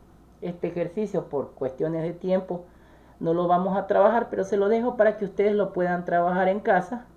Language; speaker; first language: Spanish; native; Spanish